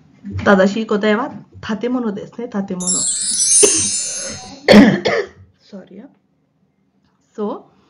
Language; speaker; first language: Japanese; non-native, fluent; Hindi